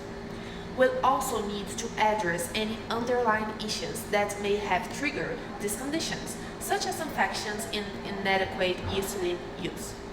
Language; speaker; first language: English; non-native, fluent; Portuguese